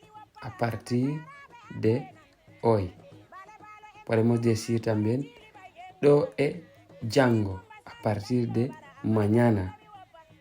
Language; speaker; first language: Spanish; non-native, fluent; Fula